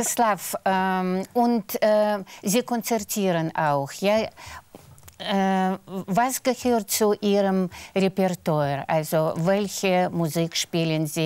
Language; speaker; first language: German; non-native, fluent; Russian